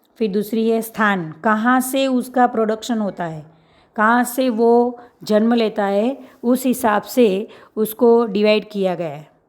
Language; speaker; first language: Hindi; non-native, local second language; Gujarati